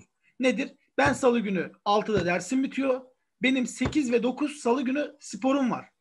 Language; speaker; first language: Turkish; native; Turkish